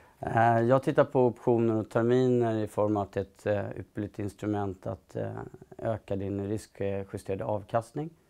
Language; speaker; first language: Swedish; native; Swedish